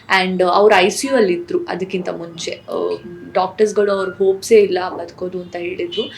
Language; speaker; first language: Kannada; non-native, local second language; Tulu